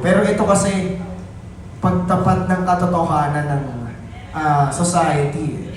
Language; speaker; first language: Filipino; native; Filipino